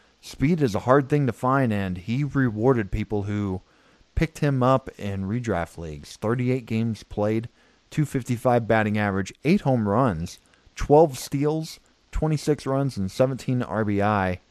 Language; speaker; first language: English; native; English